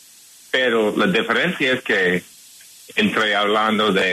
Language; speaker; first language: Spanish; non-native, fluent; English